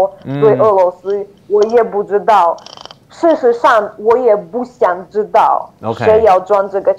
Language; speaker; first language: Chinese; non-native, fluent; Ukrainian